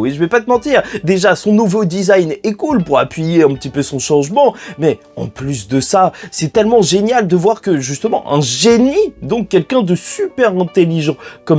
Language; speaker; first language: French; native; French